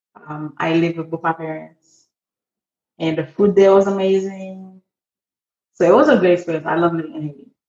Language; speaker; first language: English; early bilingual, other home language; Haitian Creole